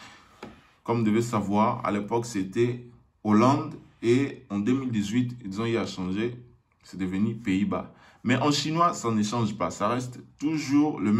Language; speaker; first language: French; non-native, local second language; Lingala